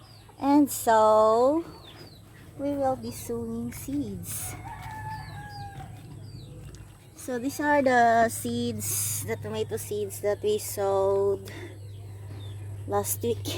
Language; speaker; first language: English; non-native, local second language; Filipino